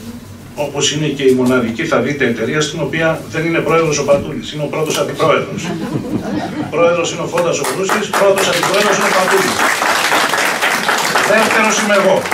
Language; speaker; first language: Greek; native; Greek